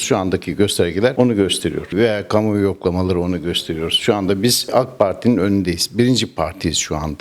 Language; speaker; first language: Turkish; native; Turkish